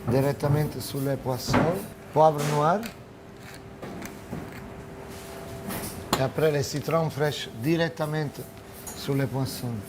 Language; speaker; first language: French; non-native, fluent; Italian